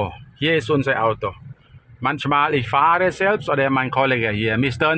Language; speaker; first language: German; non-native, fluent; Thai